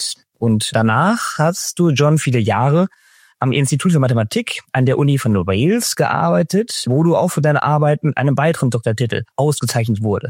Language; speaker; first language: German; native; German